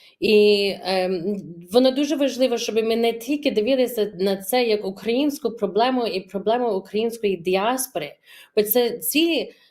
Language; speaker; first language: Ukrainian; early bilingual, heritage; Ukrainian